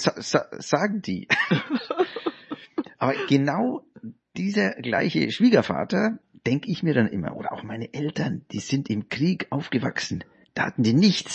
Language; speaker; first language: German; native; German